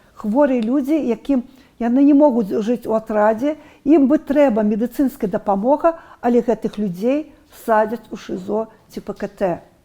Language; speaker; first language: Belarusian; non-native, local second language; Russian